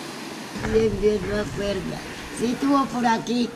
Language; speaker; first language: Spanish; native; Spanish